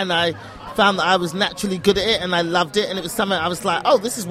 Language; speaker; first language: English; native; English